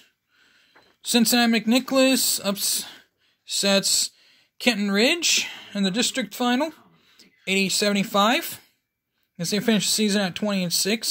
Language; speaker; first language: English; native; English